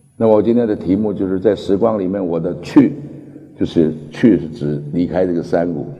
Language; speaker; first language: Chinese; early bilingual, other home language; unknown